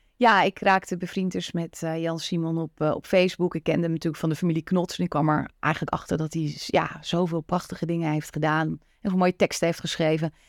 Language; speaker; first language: Dutch; native; Dutch